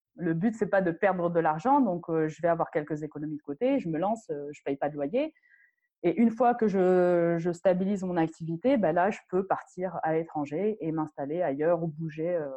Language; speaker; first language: French; non-native, local second language; Arabic